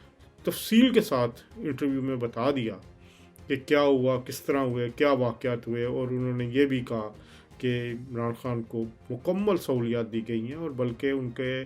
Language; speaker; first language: Urdu; native; Urdu